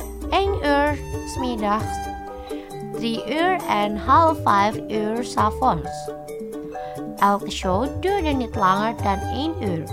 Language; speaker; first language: Dutch; non-native, fluent; Indonesian